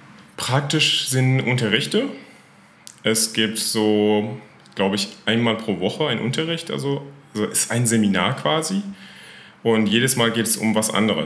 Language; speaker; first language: German; non-native, fluent; Persian